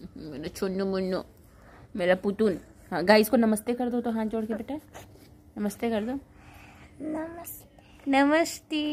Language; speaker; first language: Hindi; native; Hindi